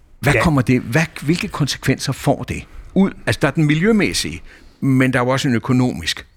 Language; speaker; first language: Danish; native; Danish